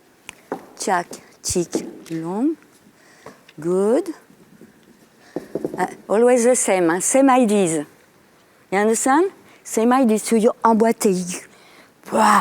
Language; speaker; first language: English; non-native, fluent; French